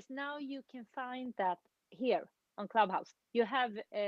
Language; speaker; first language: English; non-native, fluent; Swedish